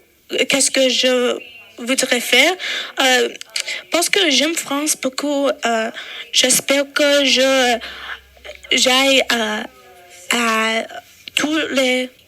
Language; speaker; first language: French; non-native, learner; English